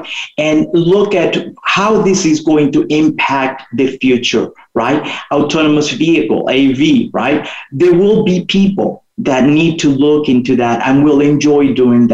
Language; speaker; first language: English; non-native, fluent; Spanish